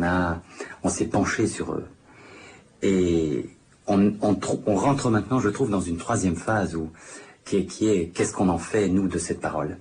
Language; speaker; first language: French; native; French